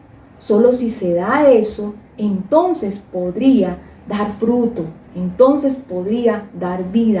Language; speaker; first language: Spanish; native; Spanish